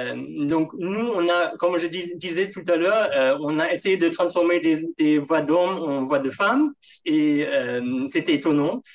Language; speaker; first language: French; non-native, fluent; German